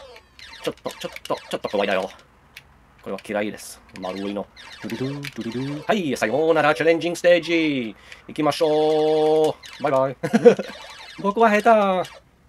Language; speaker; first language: Japanese; non-native, learner; Czech